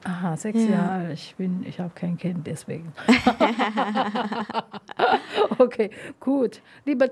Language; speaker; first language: German; non-native, learner; Chinese